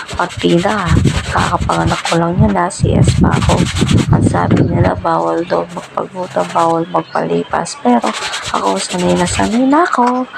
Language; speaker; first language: Filipino; non-native, local second language; Pampanga